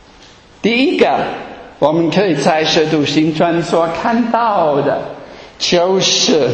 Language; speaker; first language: Chinese; non-native, fluent; German